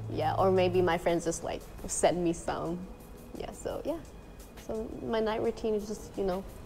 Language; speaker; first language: English; non-native, fluent; Thai